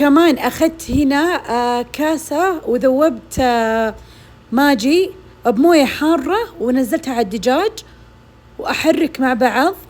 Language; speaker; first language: Arabic; native; Arabic